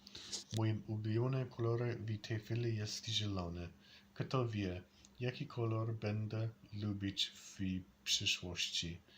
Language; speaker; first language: Polish; non-native, learner; English